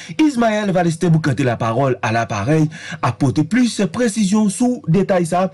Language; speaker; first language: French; non-native, local second language; Haitian Creole